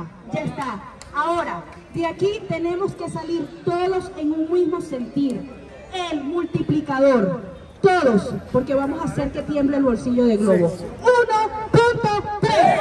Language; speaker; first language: Spanish; native; Spanish